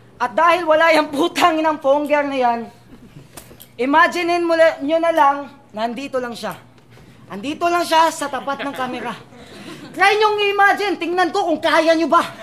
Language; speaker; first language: Filipino; non-native, local second language; Cebuano